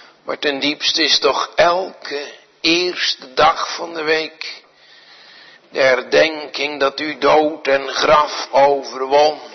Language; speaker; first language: Dutch; native; Dutch